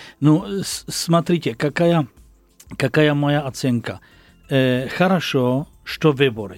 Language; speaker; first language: Russian; non-native, learner; Slovak